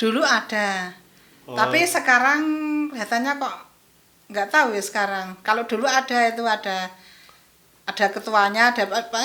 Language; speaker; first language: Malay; non-native, local second language; Javanese